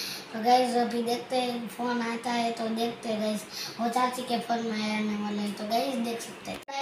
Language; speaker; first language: Hindi; non-native, local second language; Gujarati